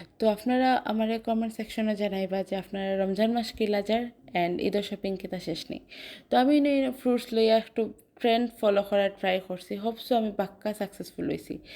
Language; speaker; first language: Bangla; native; Bangla